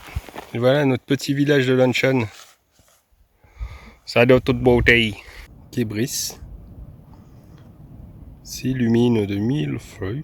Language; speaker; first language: French; native; French